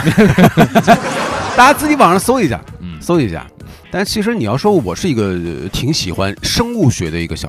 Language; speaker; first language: Chinese; native; Chinese